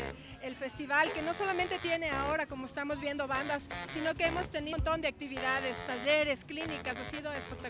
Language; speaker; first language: Spanish; native; Spanish